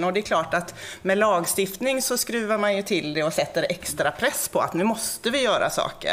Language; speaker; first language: Swedish; native; Swedish